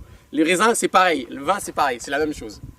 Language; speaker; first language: French; native; French